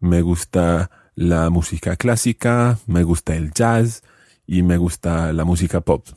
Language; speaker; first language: Spanish; non-native, fluent; English